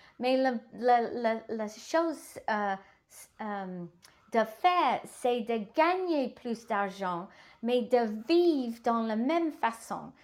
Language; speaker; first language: French; non-native, learner; English